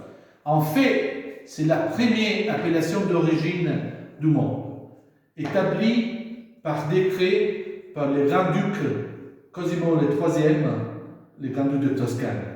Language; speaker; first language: French; non-native, fluent; Italian